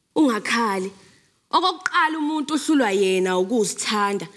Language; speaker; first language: English; non-native, local second language; Zulu